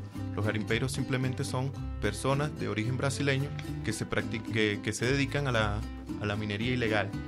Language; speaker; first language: Spanish; native; Spanish